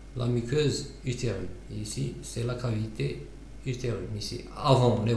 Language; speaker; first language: French; non-native, local second language; Arabic